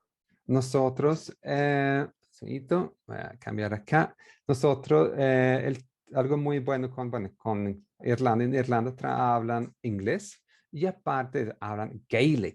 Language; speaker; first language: Spanish; non-native, fluent; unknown